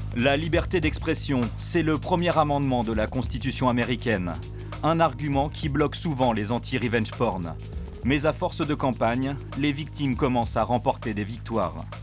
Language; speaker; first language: French; native; French